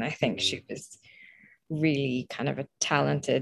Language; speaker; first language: English; early bilingual, other home language; Bangla